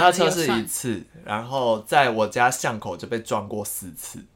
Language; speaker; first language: Chinese; native; Chinese